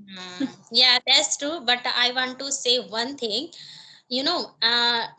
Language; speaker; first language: English; non-native, learner; Hindi